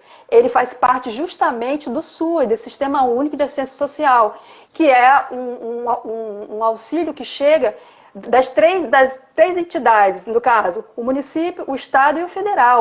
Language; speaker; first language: Portuguese; native; Portuguese